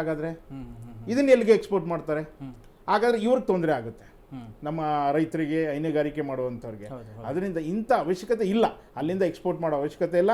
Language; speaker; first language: Kannada; native; Kannada